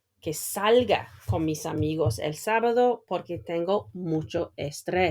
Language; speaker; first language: Spanish; non-native, fluent; English